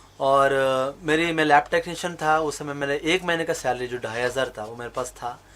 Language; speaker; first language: Hindi; non-native, local second language; Kannada